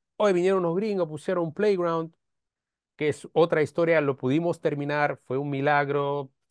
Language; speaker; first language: Spanish; non-native, fluent; Romanian